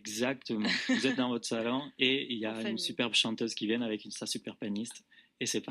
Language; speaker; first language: French; native; French